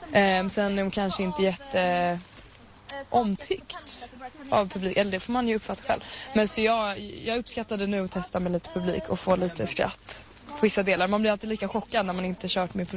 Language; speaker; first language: Swedish; native; Swedish